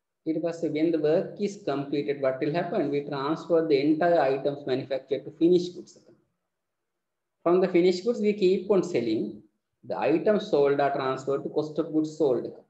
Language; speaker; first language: English; non-native, local second language; Sinhala